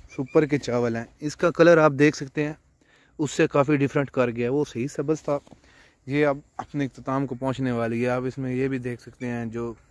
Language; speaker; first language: Urdu; non-native, local second language; Punjabi